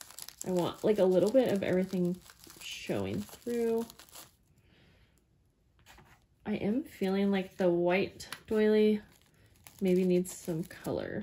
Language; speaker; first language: English; native; English